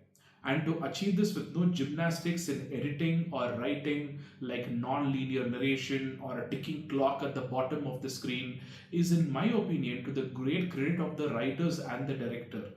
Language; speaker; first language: English; non-native, local second language; Tamil